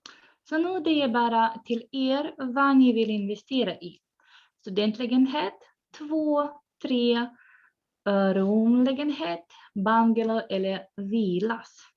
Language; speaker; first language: Swedish; non-native, fluent; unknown